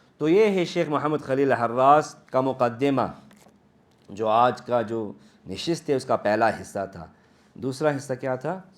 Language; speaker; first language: Urdu; early bilingual, heritage; Urdu